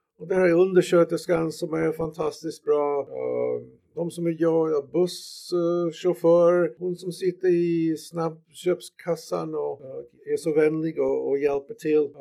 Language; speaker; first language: Swedish; non-native, fluent; English